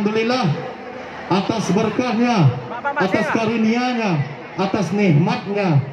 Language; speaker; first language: Indonesian; native; Indonesian